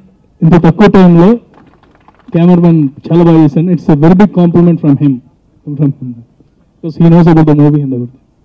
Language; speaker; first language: Telugu; native; Telugu